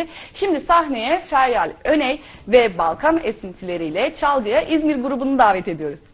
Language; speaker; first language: Turkish; native; Turkish